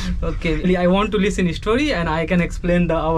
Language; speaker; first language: English; non-native, learner; Hindi